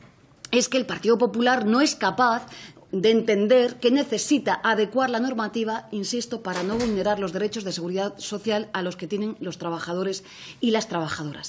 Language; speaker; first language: Spanish; native; Spanish